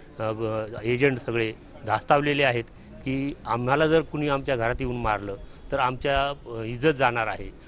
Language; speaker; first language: Marathi; native; Marathi